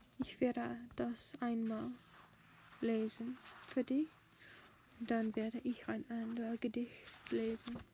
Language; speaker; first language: German; non-native, learner; English